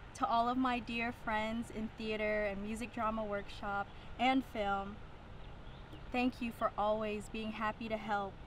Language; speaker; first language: English; early bilingual, other home language; Vietnamese